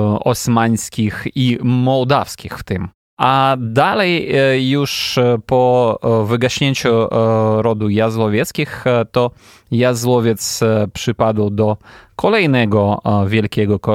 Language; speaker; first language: Polish; non-native, fluent; Ukrainian